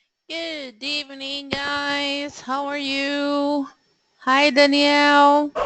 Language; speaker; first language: English; non-native, fluent; Portuguese